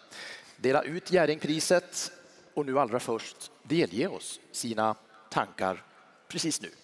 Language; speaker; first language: Swedish; native; Swedish